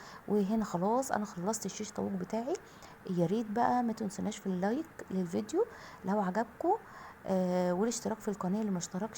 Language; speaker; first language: Arabic; native; Arabic